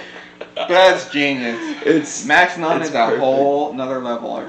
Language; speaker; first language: English; native; English